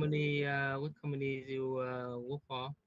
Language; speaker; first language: English; non-native, learner; Vietnamese